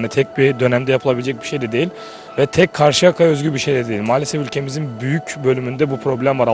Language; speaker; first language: Turkish; native; Turkish